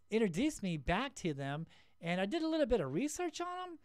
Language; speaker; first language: English; native; English